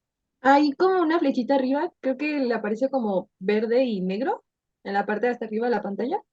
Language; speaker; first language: Spanish; native; Spanish